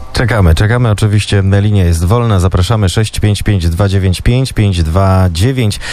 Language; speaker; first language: Polish; native; Polish